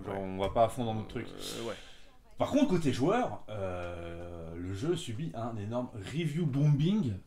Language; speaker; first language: French; native; French